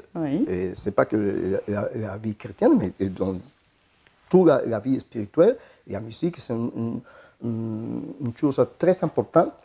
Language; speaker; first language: French; non-native, fluent; Spanish